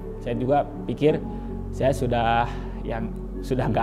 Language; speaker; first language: Indonesian; native; Indonesian